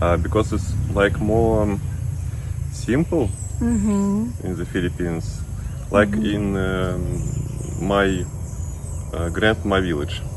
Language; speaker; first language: English; non-native, learner; Russian